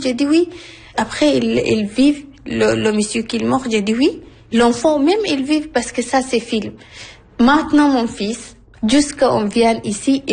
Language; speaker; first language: French; non-native, learner; Arabic